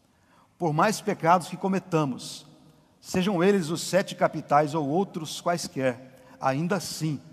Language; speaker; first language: Portuguese; native; Portuguese